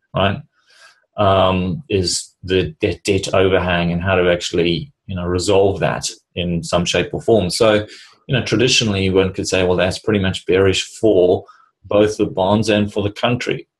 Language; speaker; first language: English; native; English